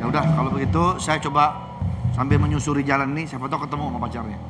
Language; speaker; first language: Indonesian; native; Indonesian